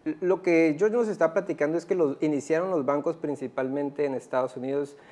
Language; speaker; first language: Spanish; native; Spanish